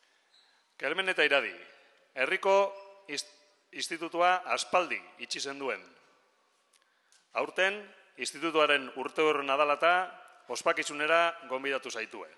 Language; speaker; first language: Basque; native; Basque